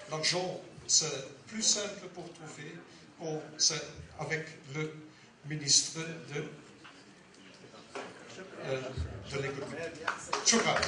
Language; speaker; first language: French; non-native, learner; Dutch